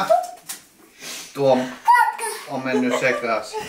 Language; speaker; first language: Finnish; non-native, local second language; Swedish